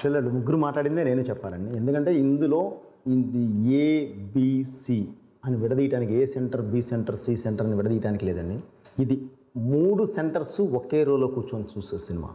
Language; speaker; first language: Telugu; native; Telugu